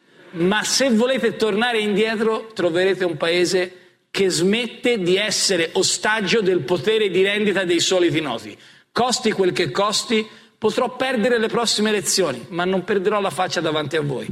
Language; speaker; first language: Italian; native; Italian